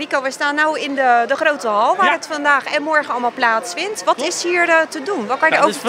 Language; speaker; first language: Dutch; native; Dutch